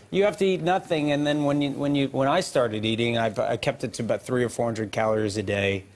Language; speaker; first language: English; native; English